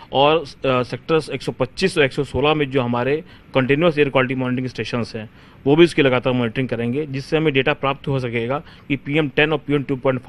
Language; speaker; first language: Hindi; native; Hindi